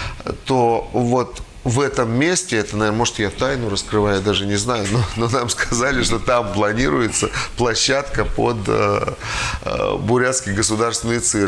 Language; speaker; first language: Russian; native; Russian